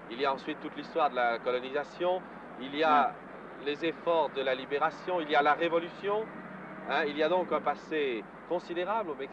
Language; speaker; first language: French; native; French